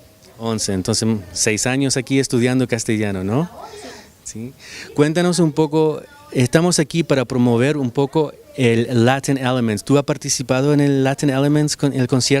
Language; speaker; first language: Spanish; native; Spanish